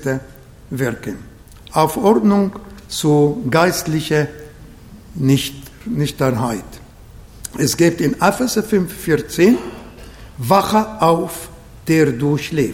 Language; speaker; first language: German; non-native, fluent; Arabic